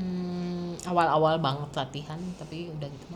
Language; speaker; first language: Indonesian; native; Indonesian